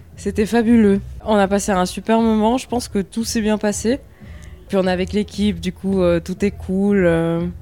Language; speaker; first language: French; native; French